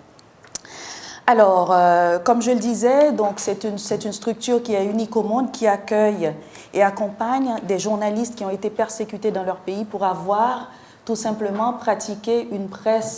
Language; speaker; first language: French; non-native, local second language; Haitian Creole